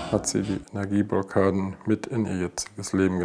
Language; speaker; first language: German; native; German